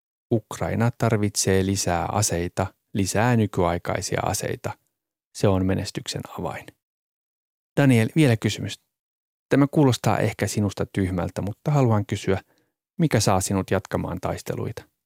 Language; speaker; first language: Finnish; native; Finnish